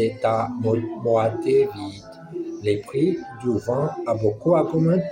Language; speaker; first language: French; non-native, learner; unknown